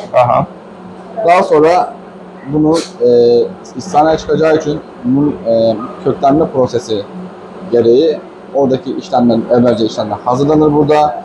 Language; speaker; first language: Turkish; native; Turkish